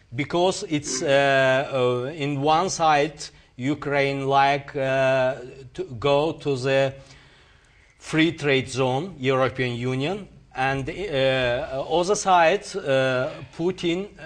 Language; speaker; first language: English; non-native, learner; Azerbaijani